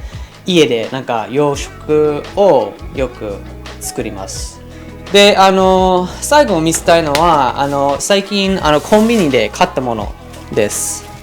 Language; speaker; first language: Japanese; non-native, fluent; English